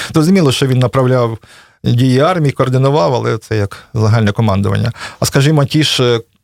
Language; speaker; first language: Ukrainian; native; Ukrainian